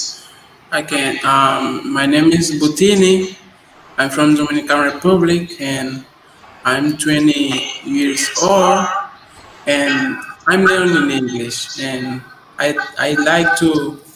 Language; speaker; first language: English; non-native, learner; Spanish